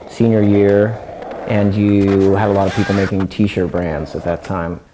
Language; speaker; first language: English; native; English